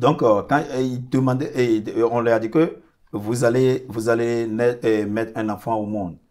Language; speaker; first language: French; non-native, learner; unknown